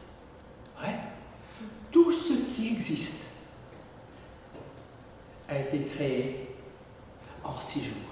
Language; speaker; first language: French; native; French